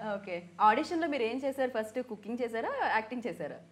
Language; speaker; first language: Telugu; native; Telugu